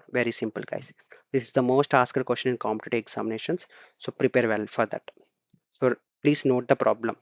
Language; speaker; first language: English; non-native, local second language; Telugu